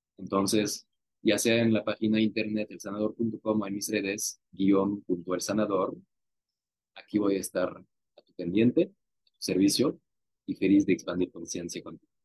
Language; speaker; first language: Spanish; non-native, fluent; French